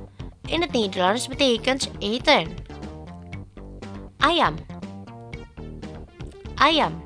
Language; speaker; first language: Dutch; non-native, fluent; Indonesian